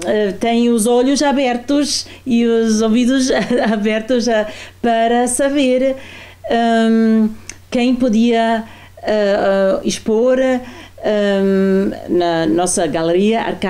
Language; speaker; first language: Portuguese; non-native, fluent; German